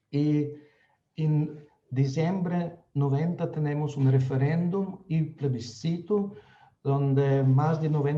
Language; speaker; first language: Spanish; non-native, fluent; Slovenian